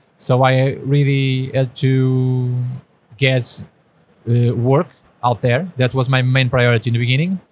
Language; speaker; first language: English; non-native, fluent; Portuguese